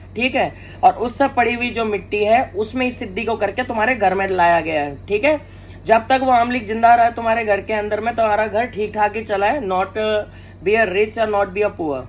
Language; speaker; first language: Hindi; native; Hindi